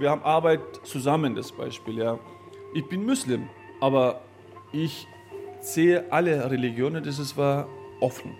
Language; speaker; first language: German; non-native, learner; Turkish